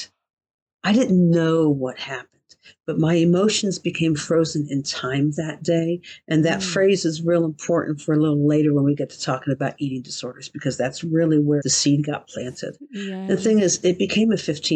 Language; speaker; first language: English; native; English